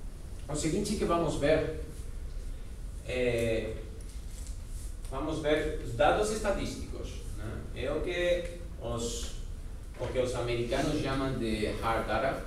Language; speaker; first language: Portuguese; non-native, fluent; Spanish